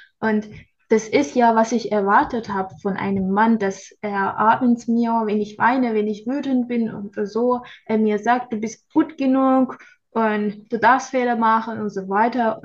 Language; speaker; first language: German; non-native, fluent; Turkish